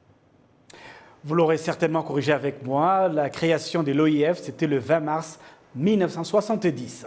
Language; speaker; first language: French; non-native, local second language; Kinyarwanda